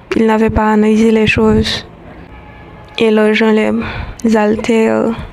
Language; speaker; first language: French; non-native, local second language; Haitian Creole